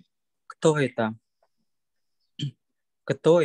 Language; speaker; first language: Russian; non-native, learner; Indonesian